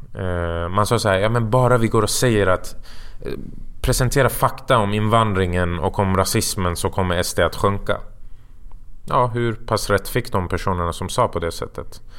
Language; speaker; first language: Swedish; early bilingual, other home language; Persian